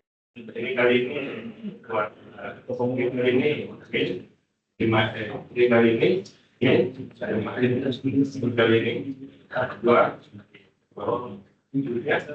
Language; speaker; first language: Indonesian; native; Indonesian